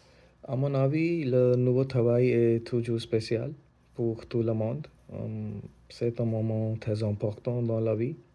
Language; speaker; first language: French; non-native, learner; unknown